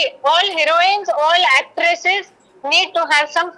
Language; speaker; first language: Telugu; non-native, learner; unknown